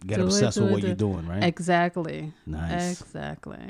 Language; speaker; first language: English; native; English